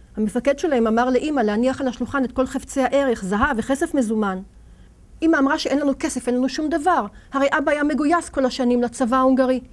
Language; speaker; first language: Hebrew; native; Hebrew